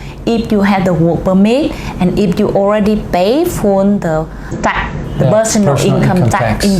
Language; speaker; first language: English; non-native, learner; Vietnamese